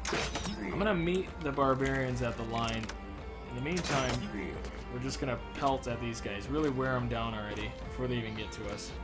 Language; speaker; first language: English; native; English